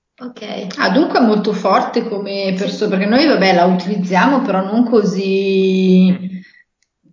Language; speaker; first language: Italian; native; Italian